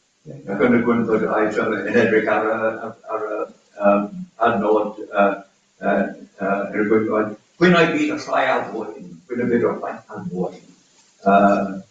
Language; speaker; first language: Welsh; non-native, learner; English